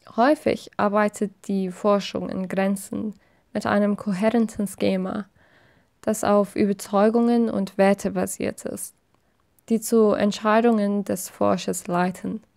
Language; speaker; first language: German; non-native, fluent; English